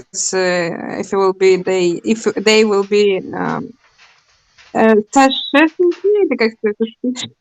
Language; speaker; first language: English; non-native, learner; Russian